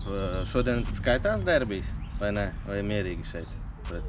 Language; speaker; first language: Latvian; native; Latvian